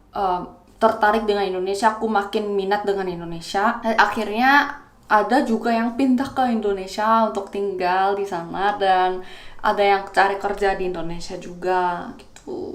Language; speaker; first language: Indonesian; non-native, fluent; Korean